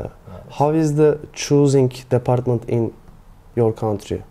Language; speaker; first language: English; non-native, learner; Turkish